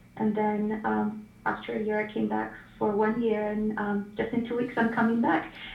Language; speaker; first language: English; non-native, fluent; Ukrainian